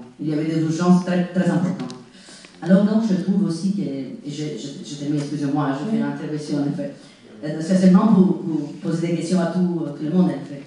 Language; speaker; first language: French; non-native, fluent; Italian